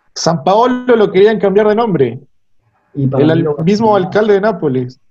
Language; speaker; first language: Spanish; native; Spanish